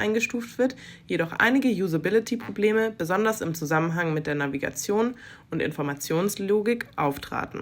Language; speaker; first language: German; native; German